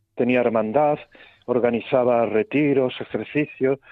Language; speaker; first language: Spanish; native; Spanish